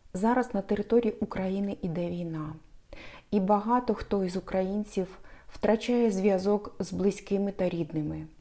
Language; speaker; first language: Ukrainian; non-native, local second language; Russian